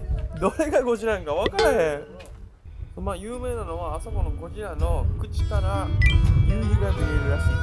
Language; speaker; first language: Japanese; native; Japanese